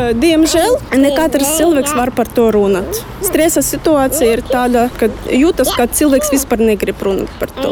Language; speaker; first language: Latvian; non-native, learner; Russian